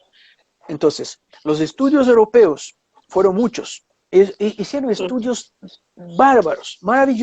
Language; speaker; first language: Spanish; non-native, fluent; Portuguese